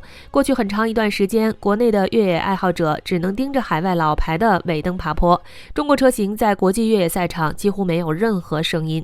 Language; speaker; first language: Chinese; native; Chinese